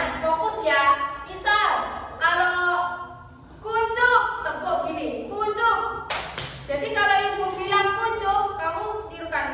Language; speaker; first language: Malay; non-native, local second language; Javanese